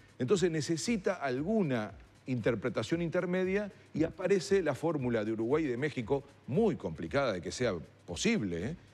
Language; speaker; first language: Spanish; native; Spanish